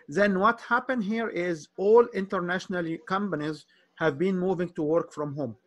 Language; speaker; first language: English; non-native, fluent; Arabic